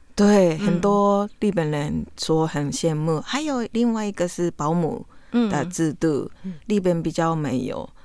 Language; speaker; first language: Chinese; non-native, fluent; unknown